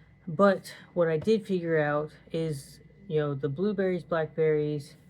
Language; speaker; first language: English; native; English